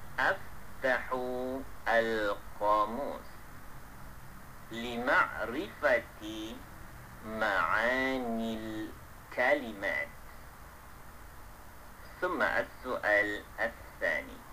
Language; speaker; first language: Arabic; non-native, fluent; Malay